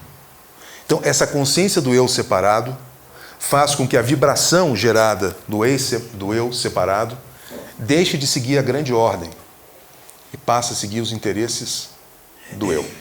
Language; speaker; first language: Portuguese; native; Portuguese